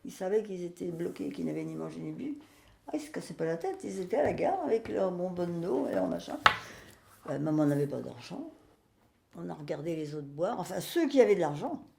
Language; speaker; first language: French; native; French